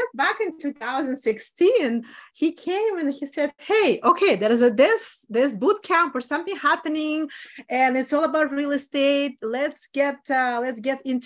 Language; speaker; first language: English; non-native, fluent; Russian